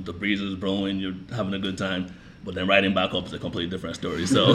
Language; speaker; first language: English; non-native, local second language; Yoruba